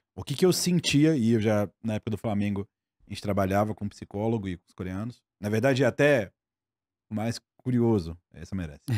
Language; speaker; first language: Portuguese; native; Portuguese